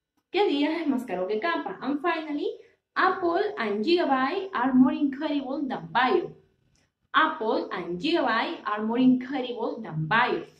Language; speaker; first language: English; non-native, learner; Spanish